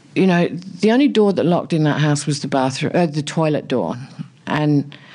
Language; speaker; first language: English; native; English